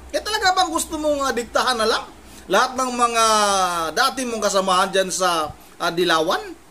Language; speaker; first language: Filipino; native; Filipino